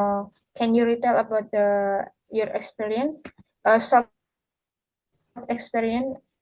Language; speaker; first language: English; non-native, learner; Indonesian